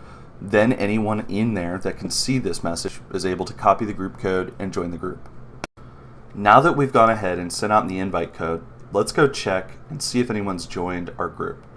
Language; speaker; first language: English; native; English